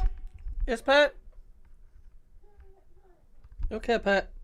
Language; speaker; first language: English; native; English